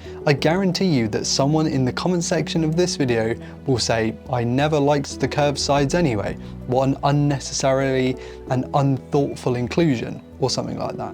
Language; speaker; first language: English; native; English